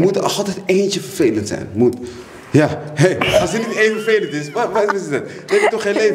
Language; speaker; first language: Dutch; native; Dutch